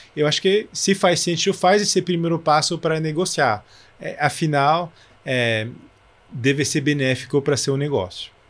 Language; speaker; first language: Portuguese; non-native, fluent; French